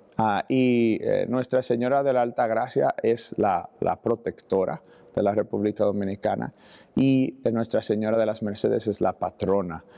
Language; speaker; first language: Spanish; early bilingual, heritage; Spanish